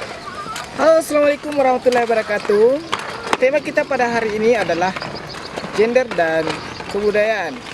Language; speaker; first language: Indonesian; native; Indonesian